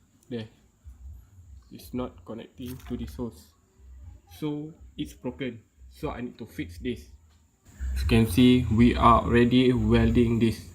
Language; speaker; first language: English; non-native, local second language; Malay